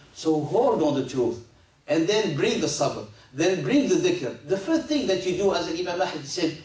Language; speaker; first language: English; non-native, fluent; Arabic